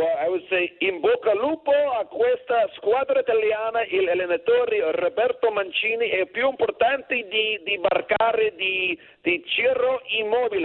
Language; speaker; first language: Italian; non-native, learner; English